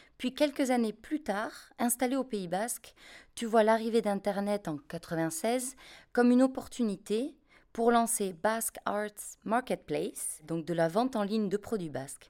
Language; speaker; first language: French; native; French